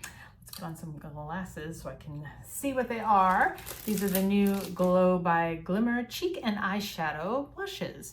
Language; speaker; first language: English; native; English